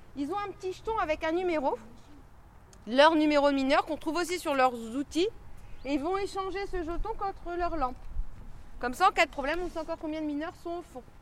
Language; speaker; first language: French; native; French